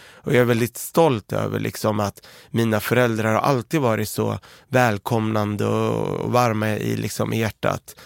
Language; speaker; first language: Swedish; early bilingual, other home language; Arabic